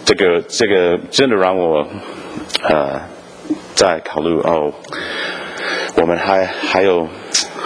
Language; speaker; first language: Chinese; non-native, fluent; English